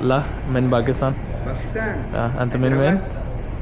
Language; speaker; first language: Arabic; non-native, learner; Urdu